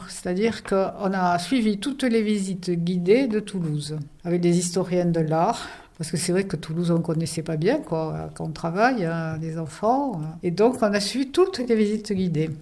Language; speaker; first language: French; native; French